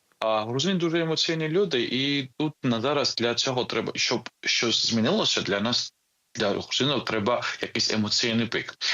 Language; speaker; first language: Ukrainian; non-native, fluent; Georgian